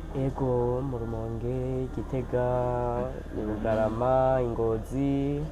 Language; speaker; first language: Rundi; non-native, local second language; Swahili